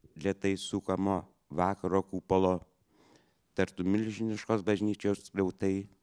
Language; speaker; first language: French; non-native, fluent; Lithuanian